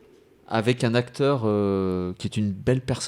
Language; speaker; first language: French; native; French